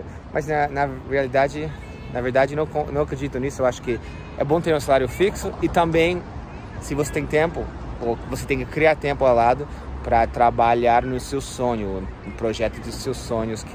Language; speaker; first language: Portuguese; non-native, fluent; English